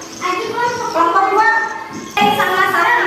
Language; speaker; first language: Indonesian; native; Indonesian